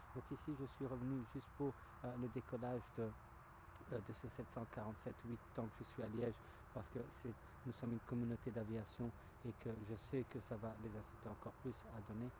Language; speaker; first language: French; native; French